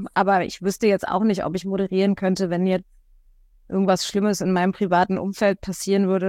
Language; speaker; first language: German; native; German